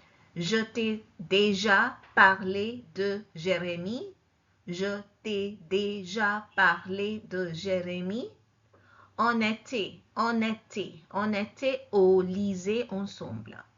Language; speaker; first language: French; non-native, fluent; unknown